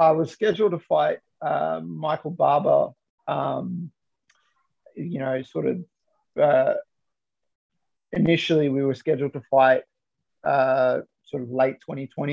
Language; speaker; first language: English; native; English